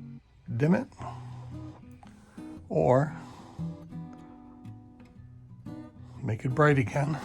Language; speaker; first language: English; native; English